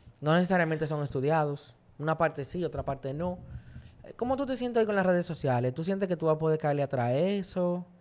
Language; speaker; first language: Spanish; native; Spanish